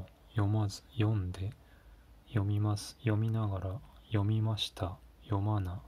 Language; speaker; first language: Japanese; non-native, learner; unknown